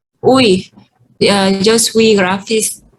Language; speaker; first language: French; non-native, learner; Vietnamese